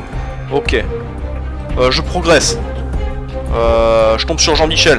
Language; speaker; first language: French; native; French